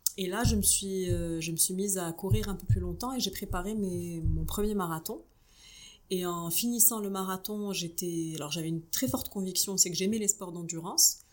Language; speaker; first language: French; non-native, local second language; Arabic